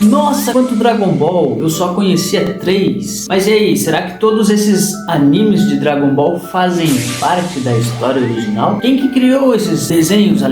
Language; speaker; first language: Portuguese; native; Portuguese